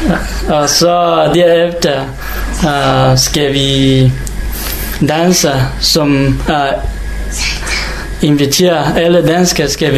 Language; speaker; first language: Danish; non-native, learner; Hakha Chin